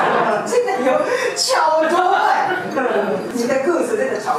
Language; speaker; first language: Chinese; non-native, fluent; Japanese